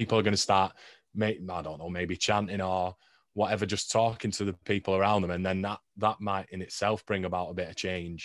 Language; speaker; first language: English; native; English